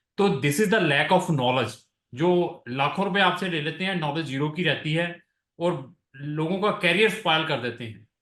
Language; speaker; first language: Hindi; non-native, local second language; Punjabi